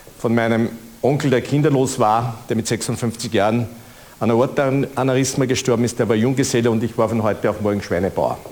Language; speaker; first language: German; native; German